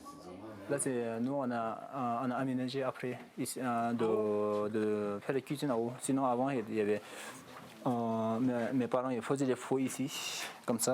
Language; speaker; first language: French; non-native, fluent; Sherpa